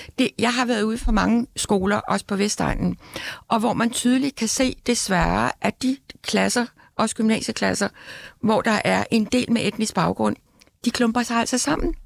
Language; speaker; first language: Danish; native; Danish